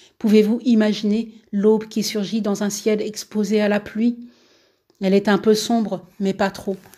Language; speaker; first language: French; native; French